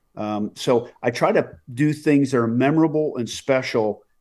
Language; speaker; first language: English; native; English